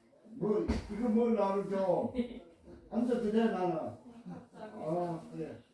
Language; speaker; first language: Korean; native; Korean